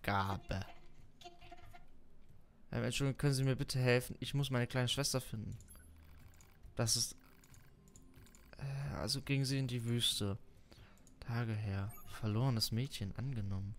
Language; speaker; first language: German; native; German